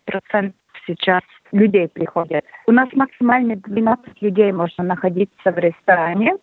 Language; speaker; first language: Russian; non-native, local second language; Latvian